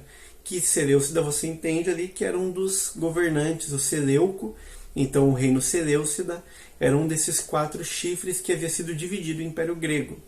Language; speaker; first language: Portuguese; native; Portuguese